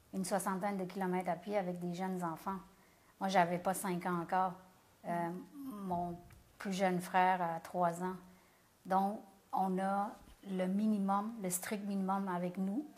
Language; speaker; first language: French; early bilingual, other home language; Khmer